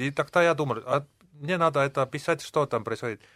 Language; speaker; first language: Russian; non-native, local second language; Estonian